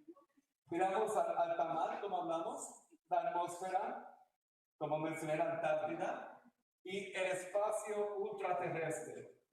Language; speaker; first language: Spanish; early bilingual, heritage; Spanish